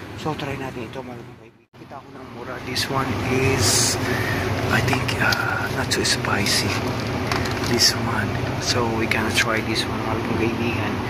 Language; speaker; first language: Filipino; native; Filipino